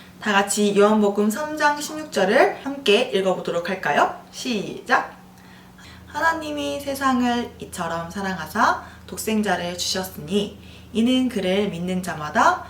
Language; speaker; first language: Korean; native; Korean